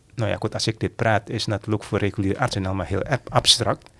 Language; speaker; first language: Dutch; non-native, fluent; Malay